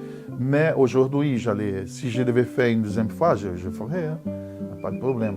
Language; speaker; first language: French; non-native, fluent; Portuguese